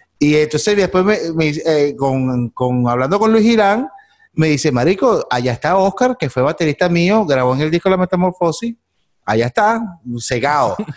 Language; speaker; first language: Spanish; native; Spanish